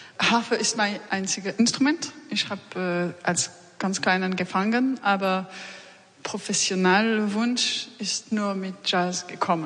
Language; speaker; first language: German; non-native, learner; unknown